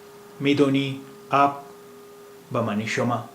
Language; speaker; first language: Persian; non-native, fluent; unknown